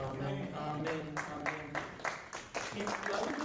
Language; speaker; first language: Spanish; non-native, fluent; English